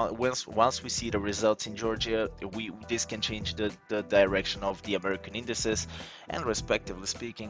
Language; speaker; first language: English; non-native, fluent; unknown